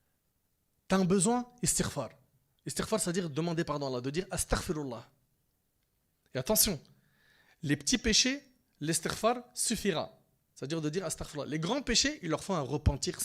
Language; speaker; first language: French; native; French